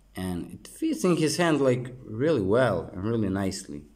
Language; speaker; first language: English; non-native, fluent; Croatian